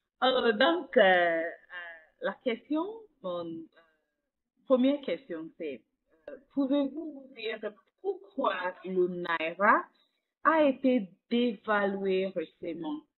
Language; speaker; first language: French; non-native, fluent; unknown